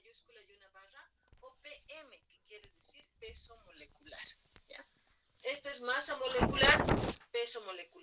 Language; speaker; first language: Spanish; native; Spanish